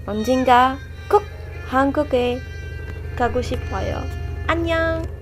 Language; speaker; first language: Korean; non-native, learner; Arabic